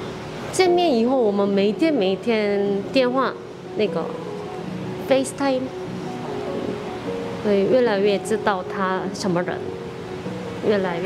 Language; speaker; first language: Chinese; non-native, learner; Korean